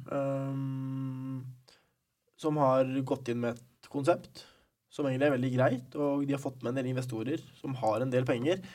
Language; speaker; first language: Norwegian; early bilingual, other home language; Arabic